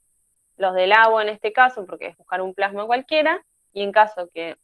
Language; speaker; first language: Spanish; native; Spanish